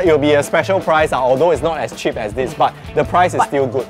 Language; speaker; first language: English; non-native, local second language; Chinese